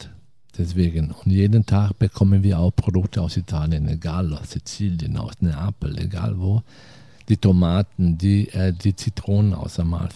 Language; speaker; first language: German; non-native, fluent; Italian